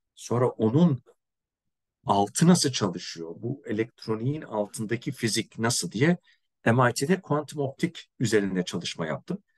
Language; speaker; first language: Turkish; native; Turkish